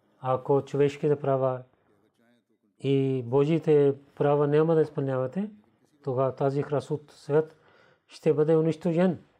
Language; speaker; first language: Bulgarian; non-native, learner; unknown